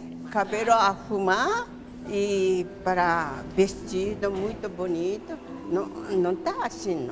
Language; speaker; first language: Portuguese; non-native, learner; Japanese